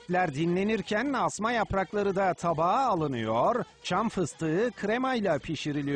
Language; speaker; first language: Turkish; native; Turkish